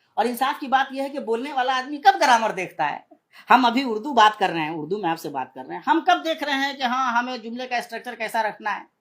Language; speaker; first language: Urdu; native; Urdu